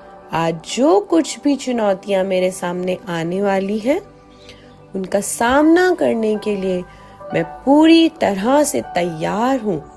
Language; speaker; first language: Hindi; native; Hindi